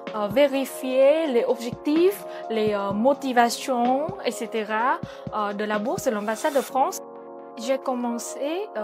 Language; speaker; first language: French; non-native, fluent; Vietnamese